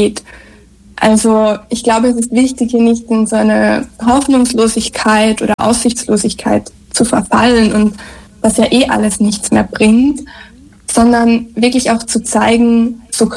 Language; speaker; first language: German; native; German